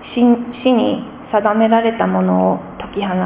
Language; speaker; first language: Japanese; non-native, fluent; English